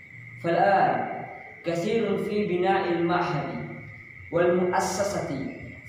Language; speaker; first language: Arabic; non-native, learner; Indonesian